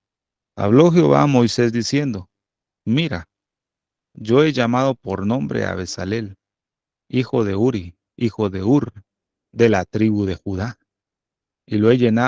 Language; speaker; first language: Spanish; native; Spanish